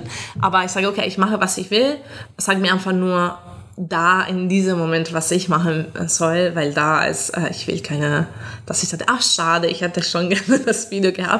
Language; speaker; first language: German; non-native, fluent; Italian